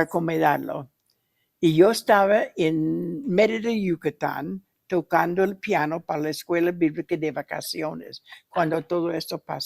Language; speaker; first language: Spanish; non-native, fluent; English